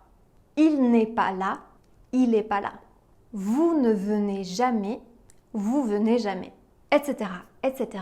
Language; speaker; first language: French; native; French